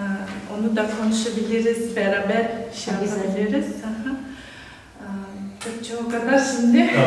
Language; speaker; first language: Turkish; non-native, fluent; Kyrgyz